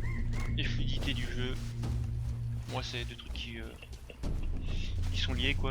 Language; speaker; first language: French; native; French